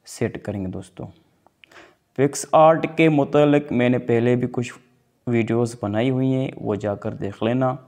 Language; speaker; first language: Urdu; non-native, local second language; Sindhi